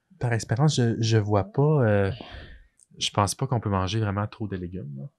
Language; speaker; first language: French; native; French